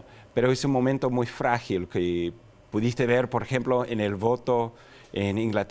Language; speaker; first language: Spanish; non-native, fluent; English